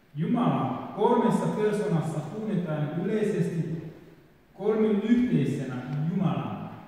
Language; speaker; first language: Finnish; non-native, fluent; Swahili